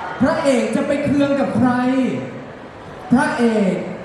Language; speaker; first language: Thai; native; Thai